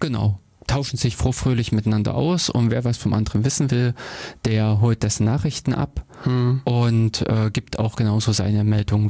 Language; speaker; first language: German; native; German